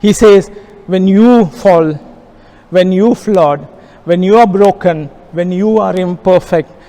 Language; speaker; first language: English; non-native, local second language; Kannada